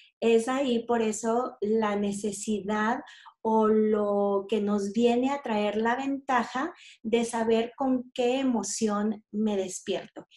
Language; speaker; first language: Spanish; native; Spanish